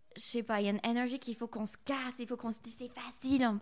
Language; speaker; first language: French; non-native, fluent; English